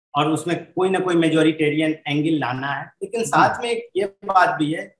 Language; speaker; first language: Hindi; native; Hindi